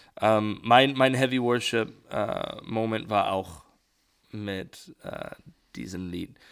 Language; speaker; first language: German; non-native, learner; English